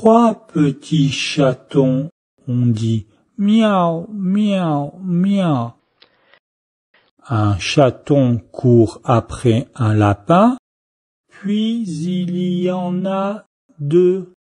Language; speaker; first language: French; non-native, fluent; Chinese